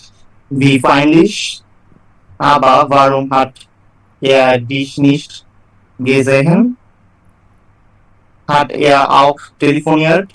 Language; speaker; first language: German; non-native, learner; Bangla